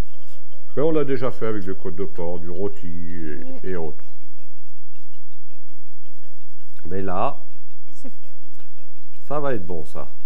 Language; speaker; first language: French; native; French